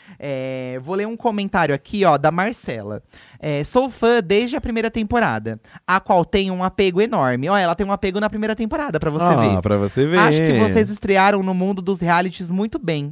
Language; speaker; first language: Portuguese; native; Portuguese